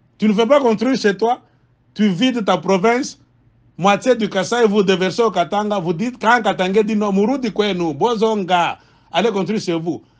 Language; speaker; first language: French; non-native, local second language; Swahili